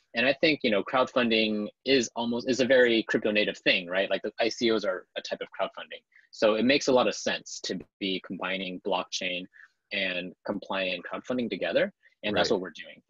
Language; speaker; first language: English; native; English